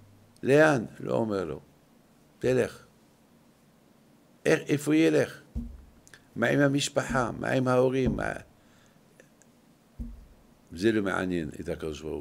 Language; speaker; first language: Hebrew; non-native, fluent; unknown